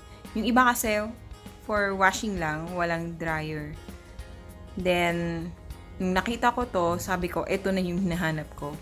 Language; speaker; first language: Filipino; native; Filipino